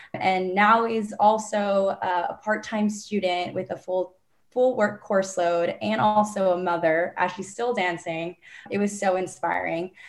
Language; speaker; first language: English; native; English